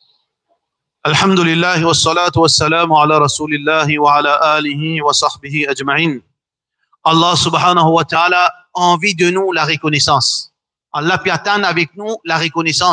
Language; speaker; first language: French; non-native, local second language; Morisyen